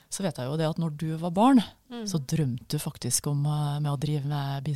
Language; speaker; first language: Norwegian; native; Norwegian